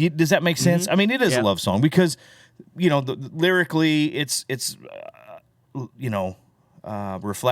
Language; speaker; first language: English; native; English